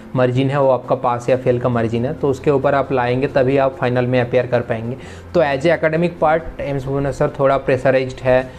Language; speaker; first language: Hindi; non-native, local second language; Bangla